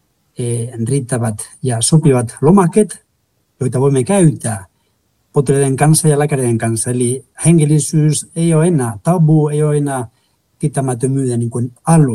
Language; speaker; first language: Finnish; non-native, fluent; Spanish